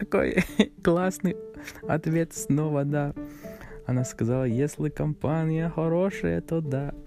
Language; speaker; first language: Russian; non-native, learner; English